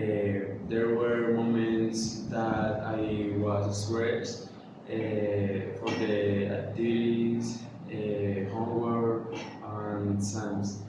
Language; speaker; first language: English; non-native, learner; Spanish